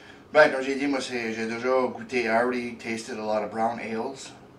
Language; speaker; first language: French; native; French